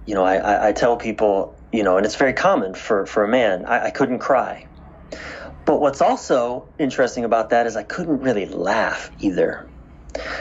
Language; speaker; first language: English; native; English